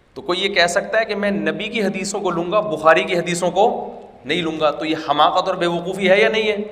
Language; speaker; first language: Urdu; native; Urdu